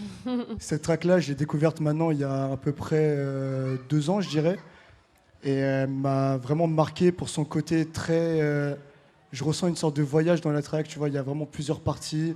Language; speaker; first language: French; native; French